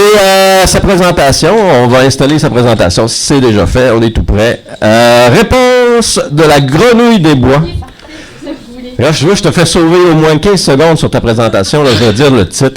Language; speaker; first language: French; native; French